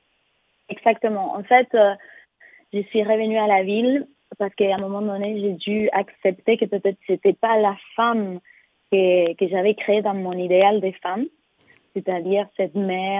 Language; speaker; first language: French; non-native, fluent; Spanish